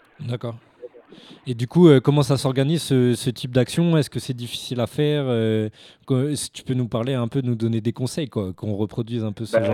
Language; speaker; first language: French; native; French